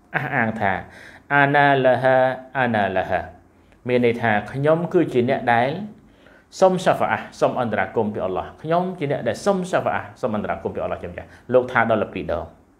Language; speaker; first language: Khmer; non-native, local second language; Western Cham